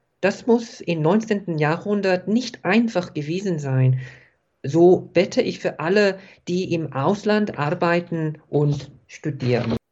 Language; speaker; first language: German; non-native, fluent; Korean